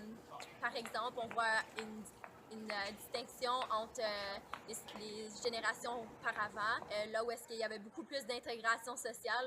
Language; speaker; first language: French; native; French